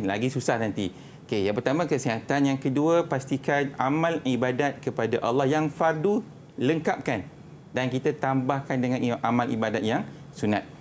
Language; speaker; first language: Malay; native; Malay